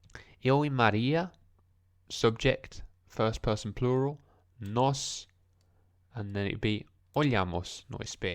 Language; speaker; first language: Portuguese; non-native, learner; English